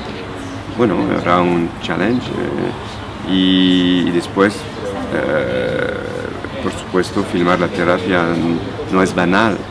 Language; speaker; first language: Spanish; non-native, fluent; French